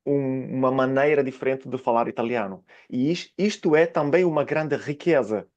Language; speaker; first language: Portuguese; non-native, fluent; Italian